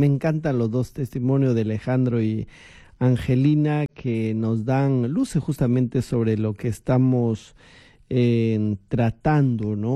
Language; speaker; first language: Spanish; native; Spanish